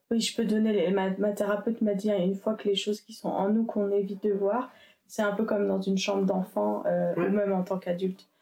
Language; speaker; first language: French; native; French